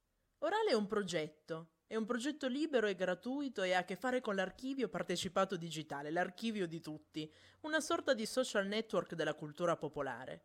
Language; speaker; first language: Italian; native; Italian